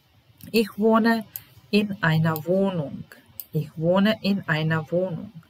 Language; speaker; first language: German; non-native, fluent; Serbian